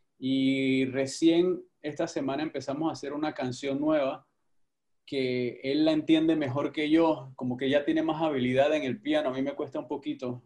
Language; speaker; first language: Spanish; native; Spanish